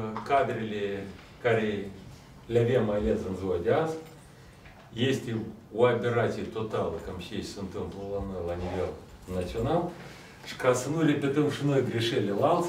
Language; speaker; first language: Romanian; non-native, local second language; Russian